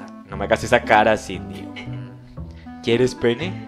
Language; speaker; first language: Spanish; native; Spanish